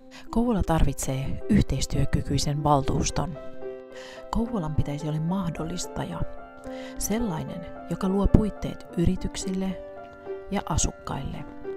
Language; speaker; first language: Finnish; non-native, fluent; English